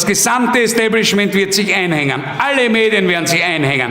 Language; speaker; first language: German; native; German